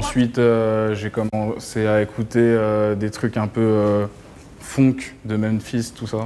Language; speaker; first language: French; native; French